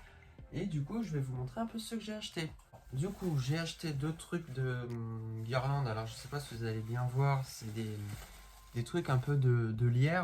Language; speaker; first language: French; native; French